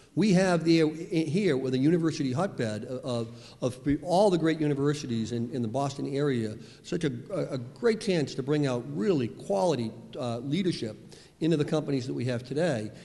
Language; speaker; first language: English; native; English